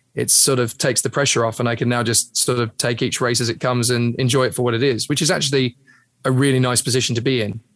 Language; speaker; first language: English; native; English